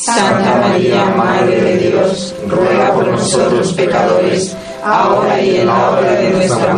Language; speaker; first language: Spanish; native; Spanish